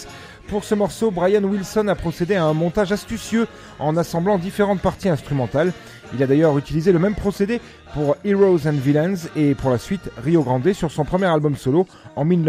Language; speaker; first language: French; native; French